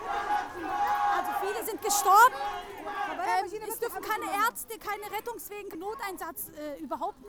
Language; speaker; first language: German; early bilingual, other home language; Kurdish